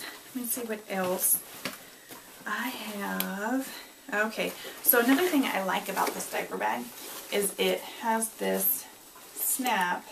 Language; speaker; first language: English; native; English